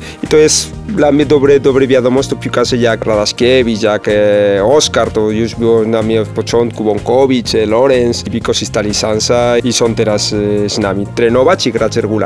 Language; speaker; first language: Polish; non-native, fluent; Spanish